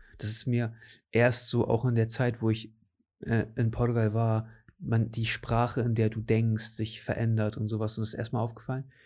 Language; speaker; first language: German; native; German